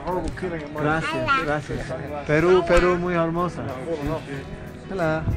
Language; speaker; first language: Spanish; non-native, learner; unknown